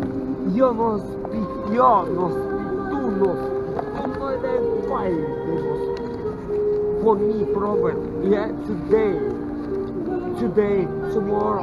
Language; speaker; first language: English; non-native, learner; Russian